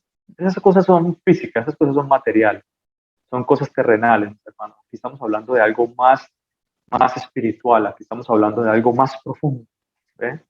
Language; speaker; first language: Spanish; native; Spanish